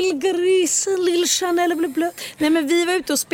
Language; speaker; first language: Swedish; native; Swedish